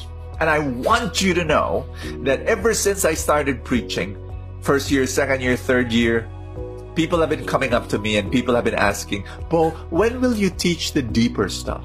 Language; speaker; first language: English; non-native, local second language; Filipino